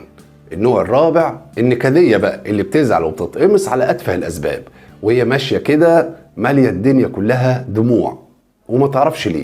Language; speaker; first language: Arabic; native; Arabic